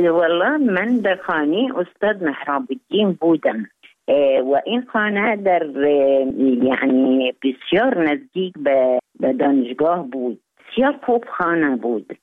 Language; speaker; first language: Persian; non-native, learner; Arabic